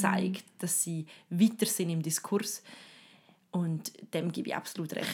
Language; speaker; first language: German; native; German